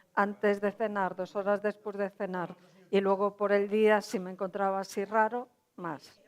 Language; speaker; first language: Spanish; non-native, local second language; Galician